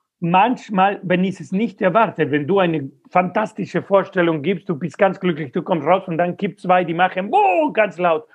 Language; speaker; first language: German; non-native, fluent; Spanish